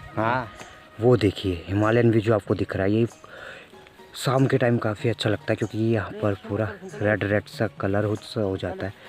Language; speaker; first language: Hindi; non-native, local second language; Garhwali